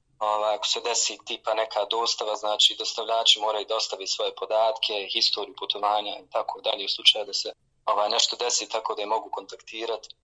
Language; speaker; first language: Bosnian; native; Bosnian